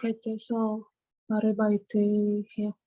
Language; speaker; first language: Korean; non-native, learner; Russian